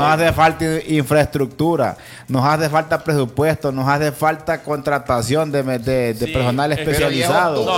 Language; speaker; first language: Spanish; native; Spanish